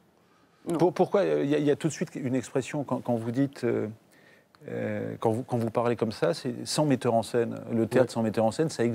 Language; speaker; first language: French; native; French